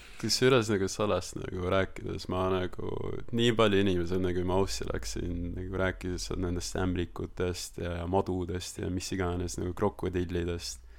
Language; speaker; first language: Estonian; early bilingual, other home language; Russian